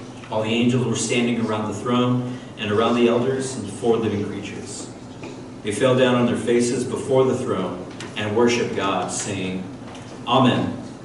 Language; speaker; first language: English; native; English